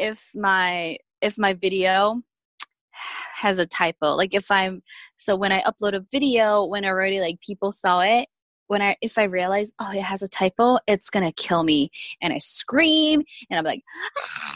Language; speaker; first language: English; non-native, fluent; Korean